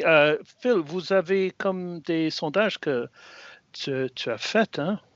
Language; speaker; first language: French; non-native, fluent; English